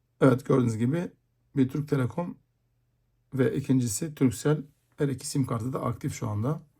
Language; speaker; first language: Turkish; native; Turkish